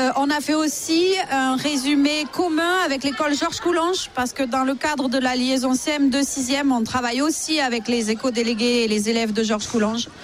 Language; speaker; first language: French; native; French